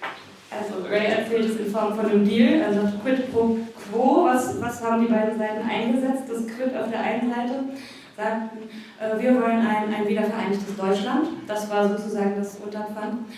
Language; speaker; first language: German; native; German